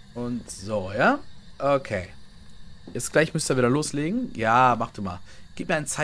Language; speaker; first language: German; native; German